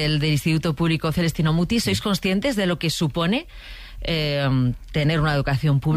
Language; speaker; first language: Spanish; native; Spanish